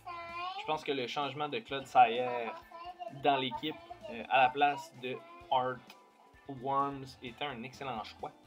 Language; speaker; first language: French; native; French